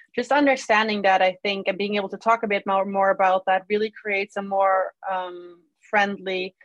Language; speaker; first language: English; non-native, fluent; Dutch